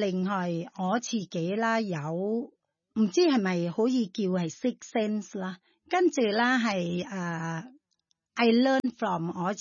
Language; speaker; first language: Cantonese; non-native, learner; Thai